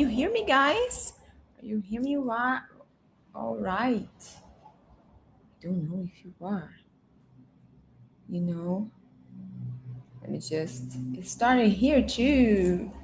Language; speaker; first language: English; non-native, fluent; Portuguese